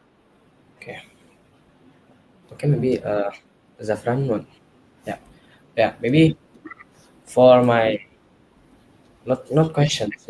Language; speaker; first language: English; non-native, learner; Indonesian